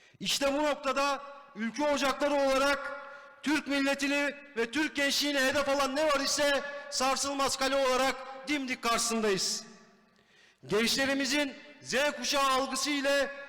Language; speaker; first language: Turkish; native; Turkish